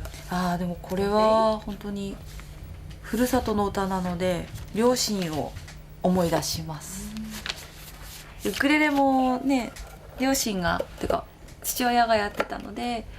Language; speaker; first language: Japanese; native; Japanese